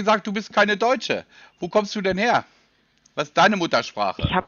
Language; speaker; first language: German; native; German